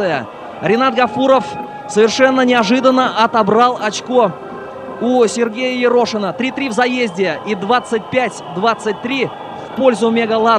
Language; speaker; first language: Russian; native; Russian